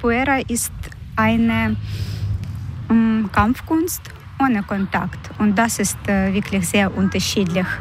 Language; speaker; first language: German; non-native, fluent; Portuguese